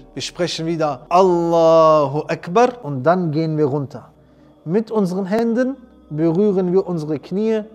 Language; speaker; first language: German; native; German